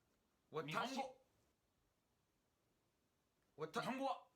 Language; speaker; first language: Japanese; non-native, learner; English